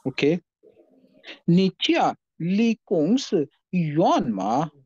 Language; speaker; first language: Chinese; non-native, learner; Urdu